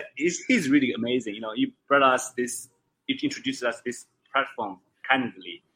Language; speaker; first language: English; non-native, fluent; Chinese